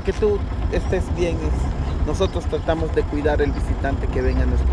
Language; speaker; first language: Spanish; native; Spanish